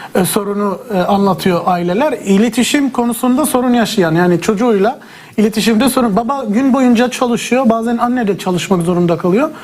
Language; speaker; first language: Turkish; non-native, fluent; Arabic